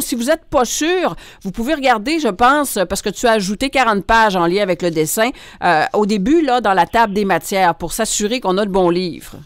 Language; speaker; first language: French; native; French